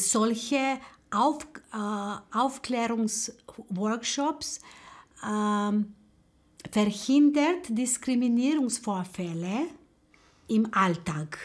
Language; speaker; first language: German; non-native, fluent; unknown